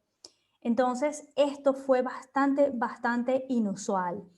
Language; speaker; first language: Spanish; native; Spanish